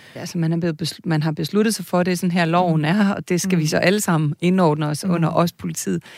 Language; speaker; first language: Danish; native; Danish